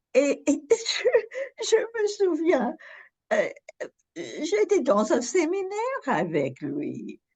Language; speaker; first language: French; non-native, fluent; English